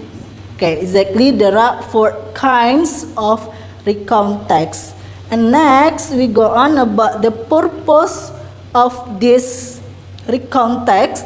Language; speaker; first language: English; non-native, learner; Indonesian